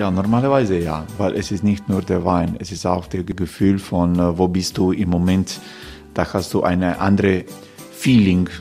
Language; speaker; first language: German; non-native, learner; Croatian